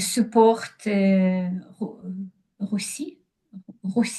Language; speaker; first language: French; non-native, learner; Ukrainian